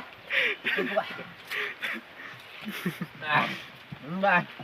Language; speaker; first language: Indonesian; non-native, local second language; Sundanese